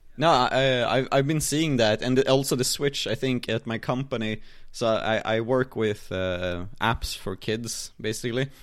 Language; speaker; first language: English; non-native, fluent; Swedish